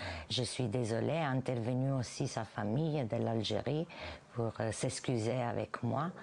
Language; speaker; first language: French; non-native, fluent; Italian